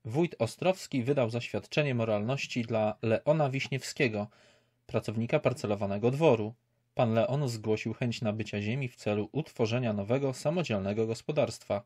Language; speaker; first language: Polish; native; Polish